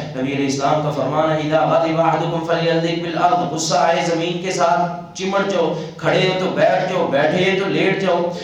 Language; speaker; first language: Urdu; non-native, local second language; Punjabi